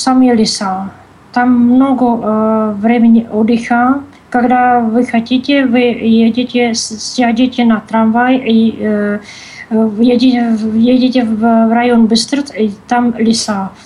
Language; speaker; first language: Russian; non-native, learner; Czech